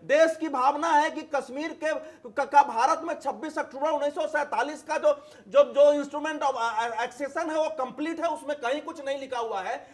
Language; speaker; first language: Hindi; native; Hindi